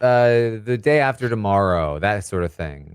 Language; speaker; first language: English; native; English